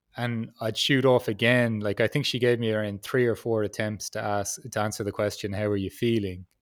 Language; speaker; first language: English; native; English